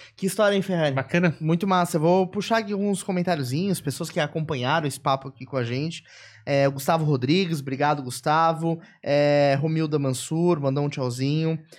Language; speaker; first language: Portuguese; native; Portuguese